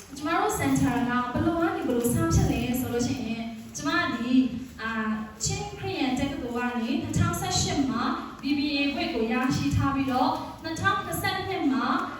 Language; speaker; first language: Burmese; non-native, local second language; Hakha Chin